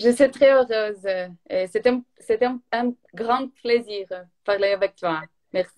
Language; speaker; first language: French; non-native, learner; Portuguese